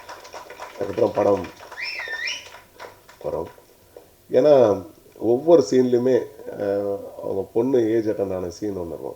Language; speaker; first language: Tamil; native; Tamil